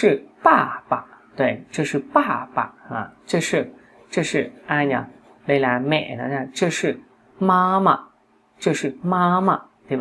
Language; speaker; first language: Chinese; non-native, fluent; Vietnamese